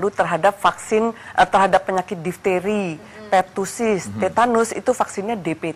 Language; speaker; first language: Indonesian; native; Indonesian